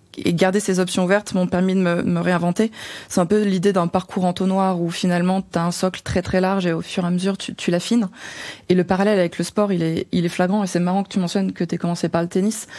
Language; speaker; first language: French; native; French